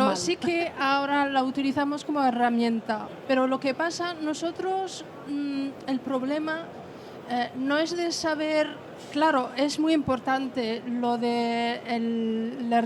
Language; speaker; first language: Spanish; non-native, fluent; French